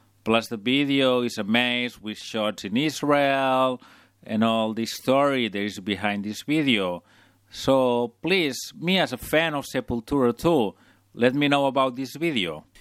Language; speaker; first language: English; non-native, fluent; Spanish